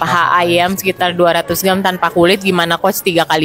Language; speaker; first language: Indonesian; native; Indonesian